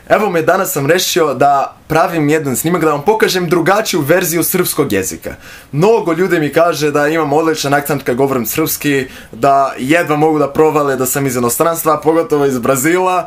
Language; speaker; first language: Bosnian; non-native, fluent; Portuguese